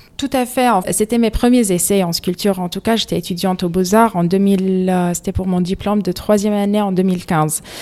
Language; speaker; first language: French; non-native, fluent; Arabic